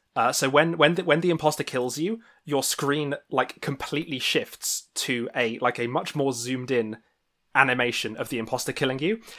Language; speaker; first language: English; native; English